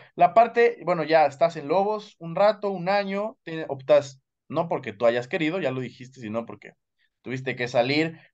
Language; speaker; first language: Spanish; native; Spanish